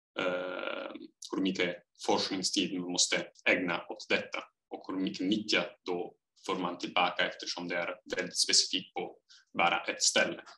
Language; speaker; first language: Swedish; non-native, fluent; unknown